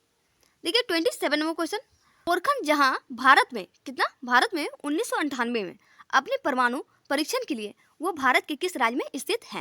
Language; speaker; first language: Hindi; native; Hindi